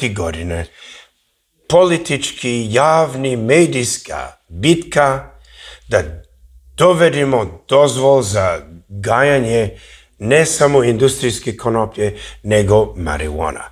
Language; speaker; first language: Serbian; early bilingual, heritage; English